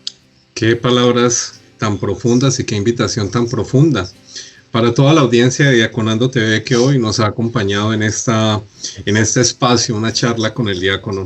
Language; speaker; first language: Spanish; native; Spanish